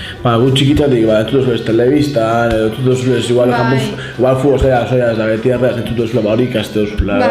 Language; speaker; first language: Basque; native; Basque